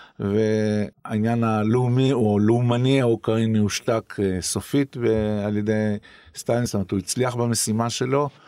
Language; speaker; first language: Hebrew; native; Hebrew